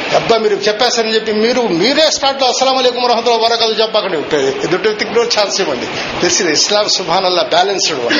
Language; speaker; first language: Telugu; non-native, local second language; Urdu